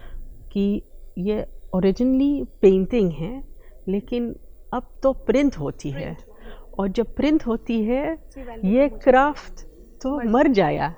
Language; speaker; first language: Hindi; early bilingual, heritage; Dutch